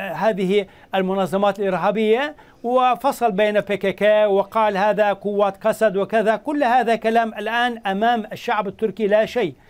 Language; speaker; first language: Arabic; non-native, fluent; Turkish